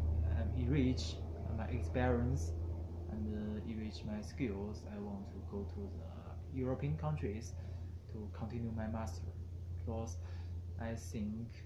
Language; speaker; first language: English; non-native, learner; Chinese